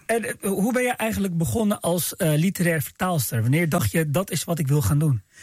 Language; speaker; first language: Dutch; native; Dutch